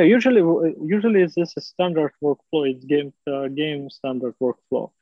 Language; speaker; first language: English; non-native, learner; Russian